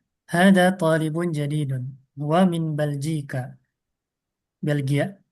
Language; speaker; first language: Arabic; non-native, fluent; Indonesian